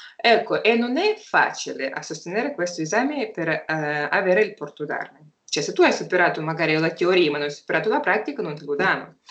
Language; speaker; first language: Italian; non-native, fluent; Russian